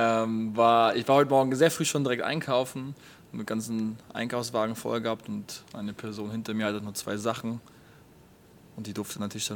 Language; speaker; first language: German; native; German